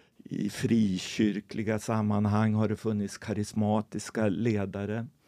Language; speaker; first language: Swedish; native; Swedish